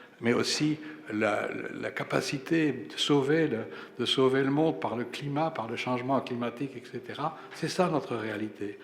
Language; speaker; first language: French; native; French